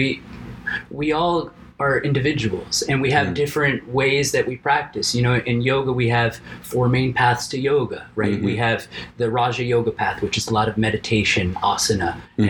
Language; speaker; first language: English; native; English